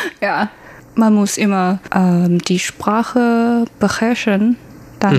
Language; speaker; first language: German; non-native, learner; Chinese